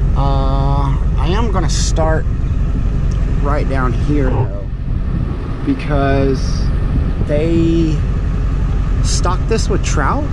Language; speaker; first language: English; native; English